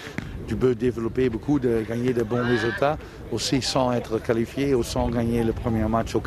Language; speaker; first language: French; non-native, learner; Dutch